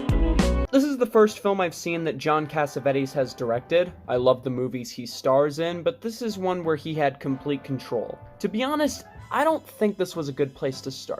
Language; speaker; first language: English; native; English